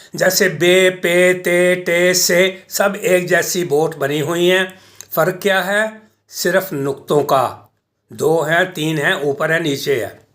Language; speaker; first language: Urdu; native; Urdu